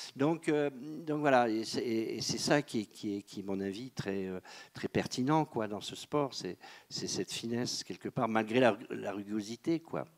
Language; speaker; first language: French; native; French